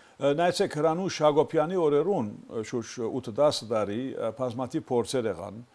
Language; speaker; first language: Armenian; early bilingual, heritage; Armenian